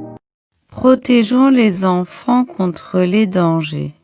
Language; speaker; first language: French; non-native, local second language; Arabic